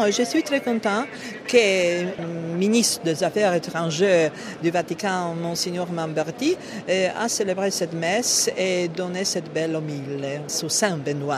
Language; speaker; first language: French; non-native, fluent; Polish